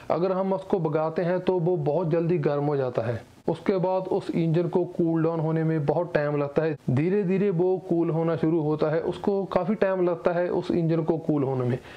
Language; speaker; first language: Hindi; non-native, local second language; Punjabi